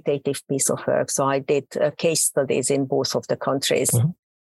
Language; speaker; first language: English; non-native, fluent; Hungarian